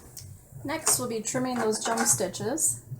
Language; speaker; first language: English; native; English